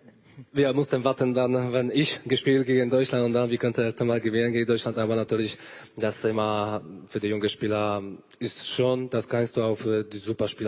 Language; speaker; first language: German; non-native, learner; Polish